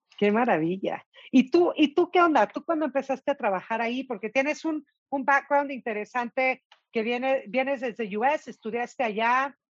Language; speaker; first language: Spanish; native; Spanish